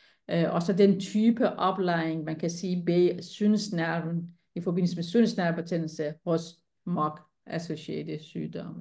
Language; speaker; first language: Danish; non-native, fluent; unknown